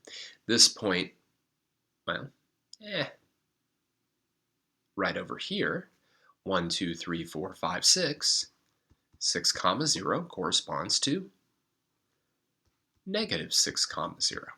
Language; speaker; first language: English; native; English